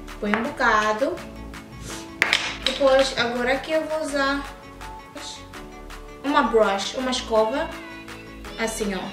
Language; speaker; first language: Portuguese; early bilingual, heritage; English